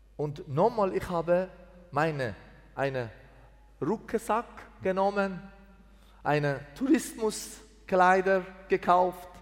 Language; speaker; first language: German; non-native, learner; Persian